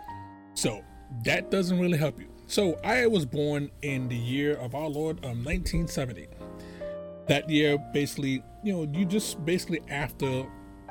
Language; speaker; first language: English; native; English